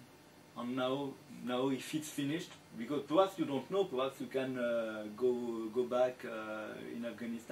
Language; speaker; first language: English; non-native, learner; French